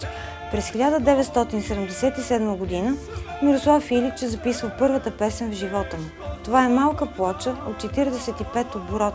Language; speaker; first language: Bulgarian; native; Bulgarian